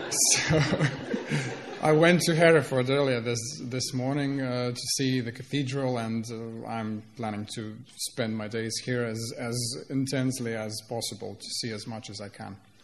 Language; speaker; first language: English; non-native, fluent; Croatian